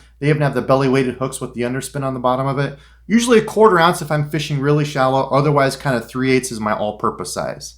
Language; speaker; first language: English; native; English